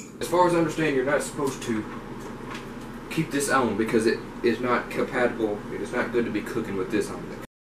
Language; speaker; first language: English; native; English